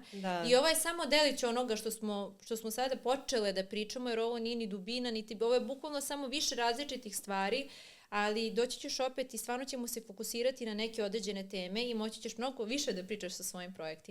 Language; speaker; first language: Serbian; native; Serbian